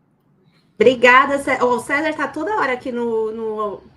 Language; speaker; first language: Portuguese; native; Portuguese